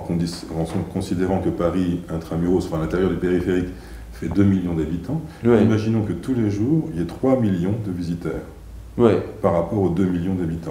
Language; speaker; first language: French; native; French